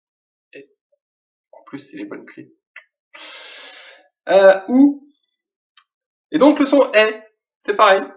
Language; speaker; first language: French; native; French